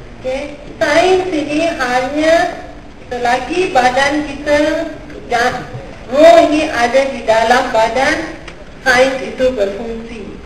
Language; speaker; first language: Malay; non-native, local second language; Tamil